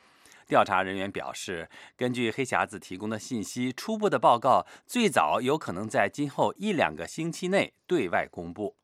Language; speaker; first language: Chinese; native; Chinese